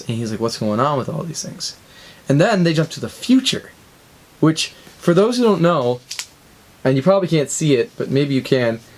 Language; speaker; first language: English; native; English